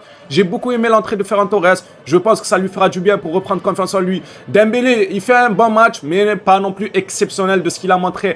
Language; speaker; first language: French; native; French